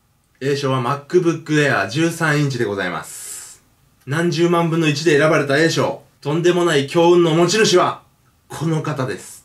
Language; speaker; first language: Japanese; native; Japanese